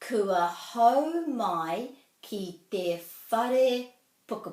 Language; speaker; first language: Māori; non-native, fluent; English